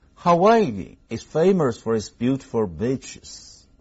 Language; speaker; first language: English; non-native, fluent; Chinese